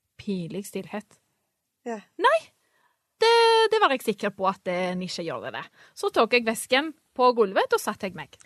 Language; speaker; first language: Norwegian; non-native, fluent; Spanish